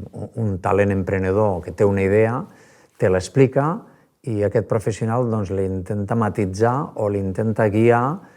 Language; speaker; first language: Catalan; native; Catalan